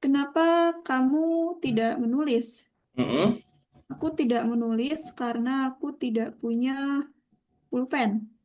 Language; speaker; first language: Indonesian; non-native, learner; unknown